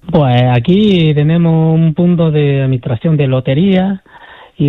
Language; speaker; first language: Spanish; non-native, fluent; Chinese